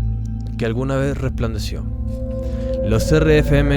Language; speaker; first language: Spanish; native; Spanish